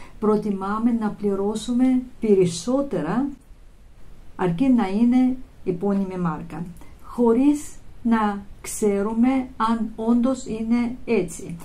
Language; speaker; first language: Greek; non-native, fluent; Russian